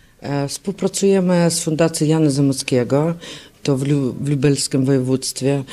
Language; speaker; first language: Polish; non-native, learner; Ukrainian